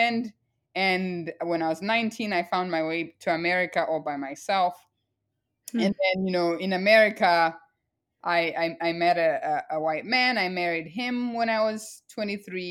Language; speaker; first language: English; non-native, local second language; Shona